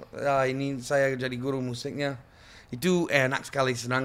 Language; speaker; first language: Indonesian; non-native, fluent; English